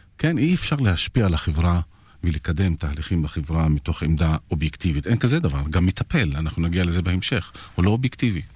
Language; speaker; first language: Hebrew; non-native, local second language; Arabic